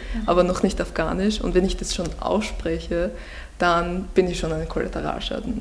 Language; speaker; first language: German; early bilingual, other home language; Persian